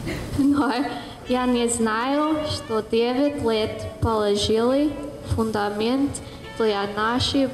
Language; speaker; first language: Russian; non-native, learner; English